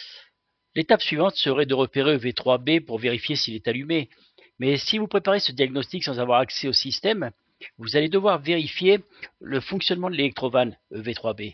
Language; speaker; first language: French; native; French